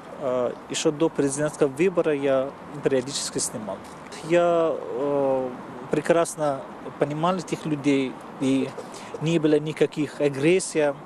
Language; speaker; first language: Russian; non-native, fluent; Persian